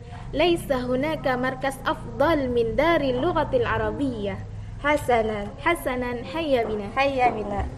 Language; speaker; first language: Arabic; non-native, learner; Indonesian